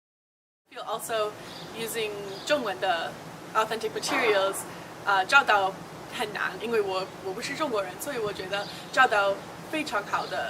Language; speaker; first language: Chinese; non-native, fluent; English